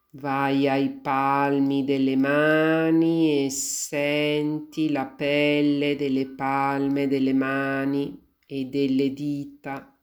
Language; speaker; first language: Italian; native; Italian